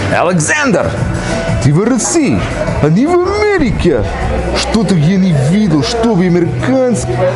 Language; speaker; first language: Russian; non-native, learner; English